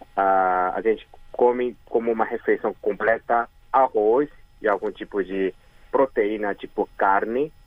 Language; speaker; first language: Portuguese; early bilingual, other home language; Korean